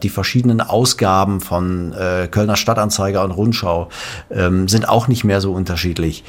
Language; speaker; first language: German; native; German